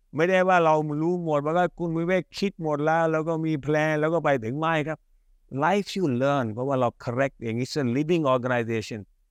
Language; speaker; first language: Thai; early bilingual, other home language; Hindi